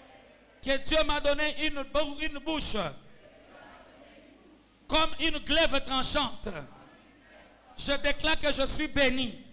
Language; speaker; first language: French; non-native, local second language; Swahili